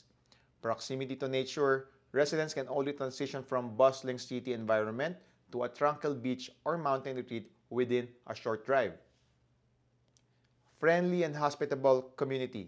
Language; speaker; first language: English; non-native, local second language; Filipino